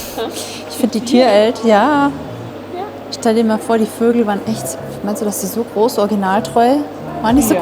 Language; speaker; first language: German; native; German